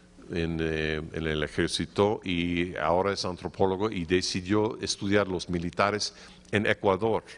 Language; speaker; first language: Spanish; non-native, fluent; English